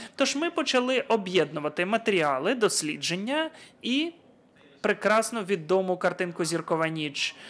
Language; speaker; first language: Ukrainian; non-native, fluent; Dutch